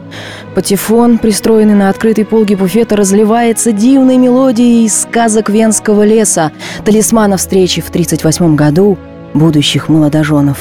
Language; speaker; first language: Russian; native; Russian